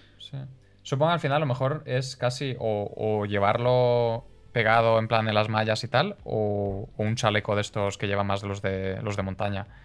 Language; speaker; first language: Spanish; non-native, fluent; Hungarian